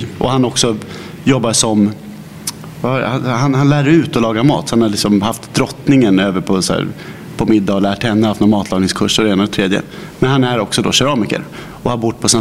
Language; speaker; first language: Swedish; native; Swedish